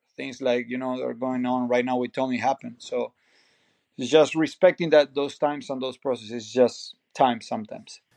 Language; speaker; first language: English; non-native, fluent; Spanish